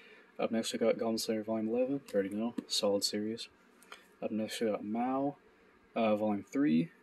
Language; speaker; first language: English; native; English